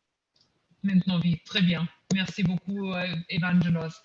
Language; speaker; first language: French; non-native, fluent; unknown